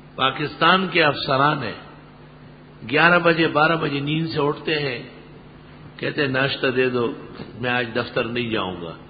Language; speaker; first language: Urdu; non-native, local second language; Pashto